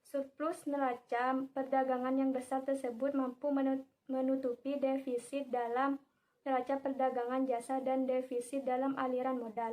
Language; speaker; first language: Indonesian; native; Indonesian